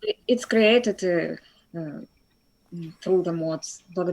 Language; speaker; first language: English; non-native, fluent; Russian